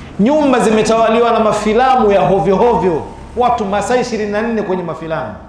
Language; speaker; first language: Swahili; native; Swahili